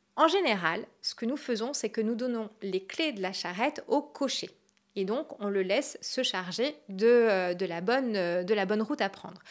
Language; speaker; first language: French; native; French